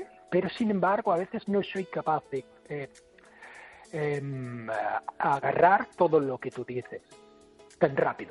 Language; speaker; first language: Spanish; non-native, fluent; English